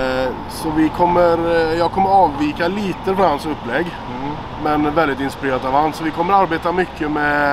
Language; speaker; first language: Swedish; native; Swedish